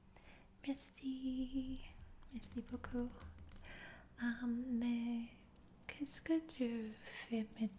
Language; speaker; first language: French; non-native, fluent; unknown